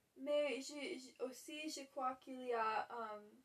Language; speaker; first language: French; non-native, learner; English